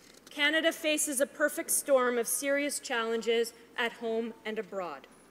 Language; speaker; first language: English; native; English